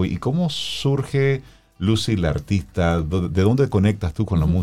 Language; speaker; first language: Spanish; native; Spanish